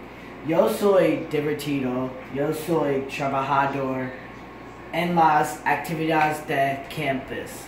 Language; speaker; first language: Spanish; non-native, learner; English